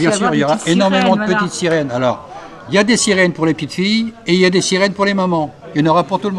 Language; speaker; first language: French; native; French